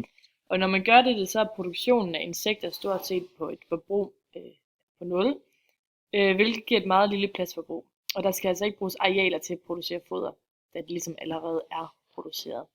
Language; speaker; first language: Danish; native; Danish